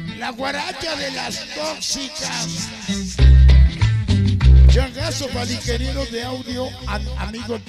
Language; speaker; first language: Spanish; native; Spanish